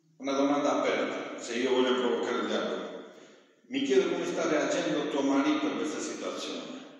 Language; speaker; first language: Italian; non-native, fluent; Spanish